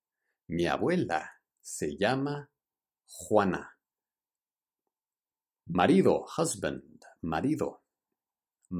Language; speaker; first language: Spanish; early bilingual, heritage; Spanish